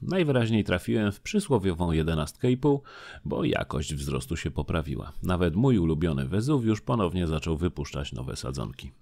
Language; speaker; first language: Polish; native; Polish